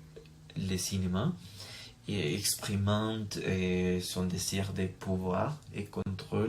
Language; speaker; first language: French; non-native, learner; Spanish